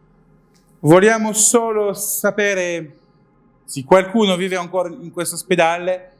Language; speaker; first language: Italian; non-native, learner; French